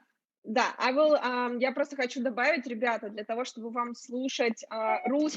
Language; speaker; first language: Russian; native; Russian